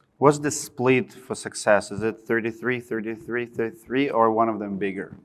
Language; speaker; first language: English; non-native, fluent; Russian